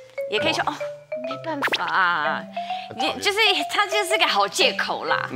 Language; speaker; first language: Chinese; non-native, fluent; English